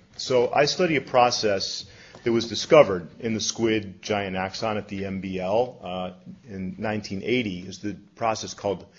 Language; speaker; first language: English; native; English